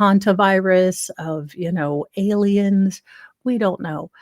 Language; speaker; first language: English; native; English